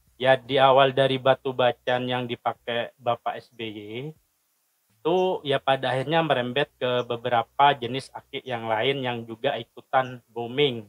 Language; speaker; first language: Indonesian; non-native, local second language; Madurese